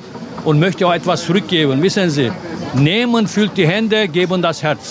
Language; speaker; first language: German; non-native, fluent; Turkish